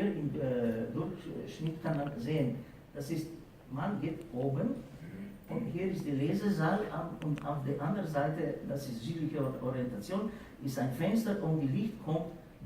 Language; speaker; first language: German; non-native, fluent; Slovenian